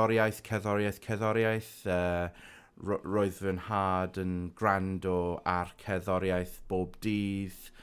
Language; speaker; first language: Welsh; non-native, local second language; English